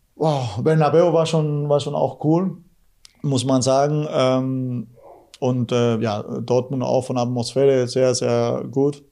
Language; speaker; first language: German; non-native, fluent; Guarani